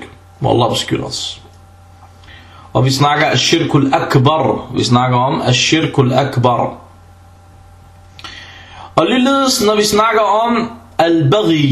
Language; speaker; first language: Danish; early bilingual, other home language; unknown